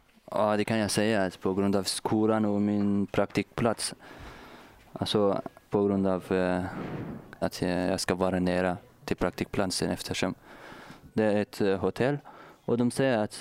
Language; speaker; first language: Swedish; non-native, fluent; Persian